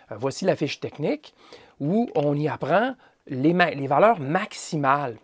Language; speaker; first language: French; native; French